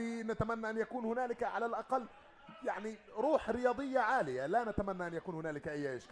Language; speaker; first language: Arabic; native; Arabic